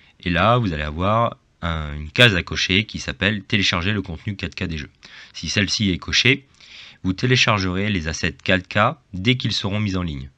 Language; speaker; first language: French; native; French